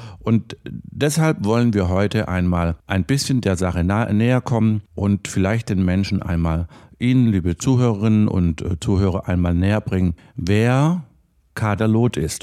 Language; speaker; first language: German; native; German